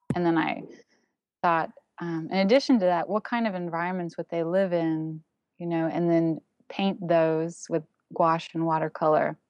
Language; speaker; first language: English; non-native, fluent; German